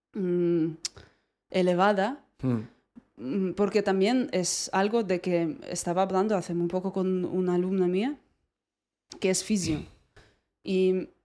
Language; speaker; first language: Spanish; non-native, fluent; Russian